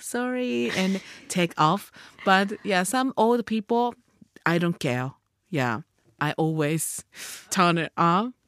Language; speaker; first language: English; non-native, learner; Japanese